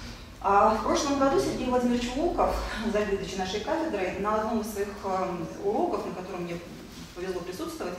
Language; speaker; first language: Russian; native; Russian